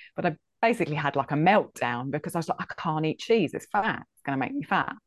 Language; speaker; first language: English; native; English